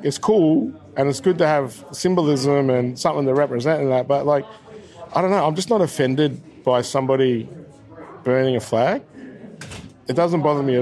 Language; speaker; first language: English; native; English